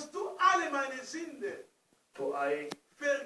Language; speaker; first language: German; non-native, learner; Romanian